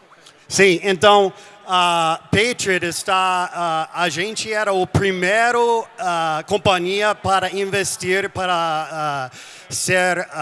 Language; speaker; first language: Portuguese; non-native, fluent; English